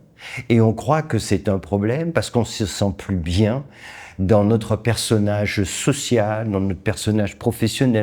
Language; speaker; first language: French; native; French